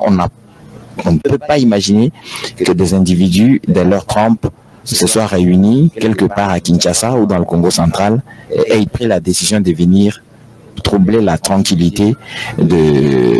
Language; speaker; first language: French; non-native, local second language; Lingala